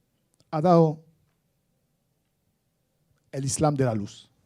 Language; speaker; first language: Spanish; non-native, fluent; Arabic